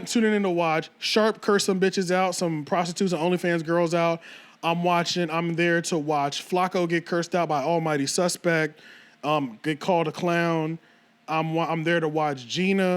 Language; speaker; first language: English; native; English